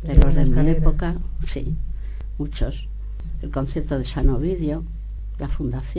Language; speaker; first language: Spanish; native; Spanish